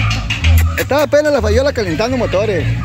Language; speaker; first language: Spanish; native; Spanish